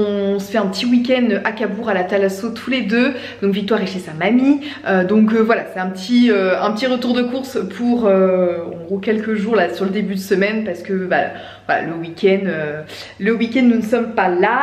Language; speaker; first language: French; native; French